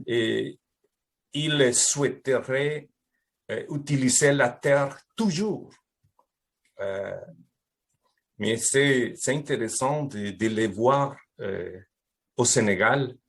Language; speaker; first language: French; non-native, fluent; Spanish